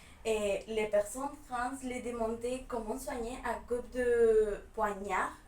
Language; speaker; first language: French; non-native, fluent; Spanish